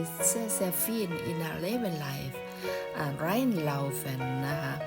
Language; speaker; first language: German; non-native, learner; Thai